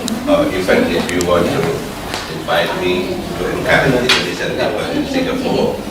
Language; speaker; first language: English; non-native, fluent; Indonesian